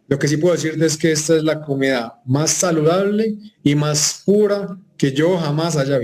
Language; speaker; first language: Spanish; native; Spanish